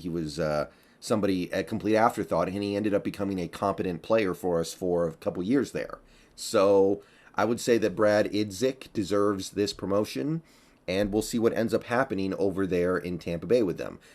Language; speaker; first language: English; native; English